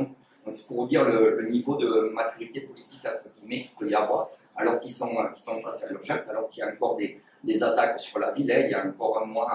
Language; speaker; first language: French; native; French